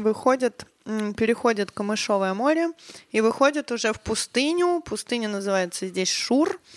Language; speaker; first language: Russian; native; Russian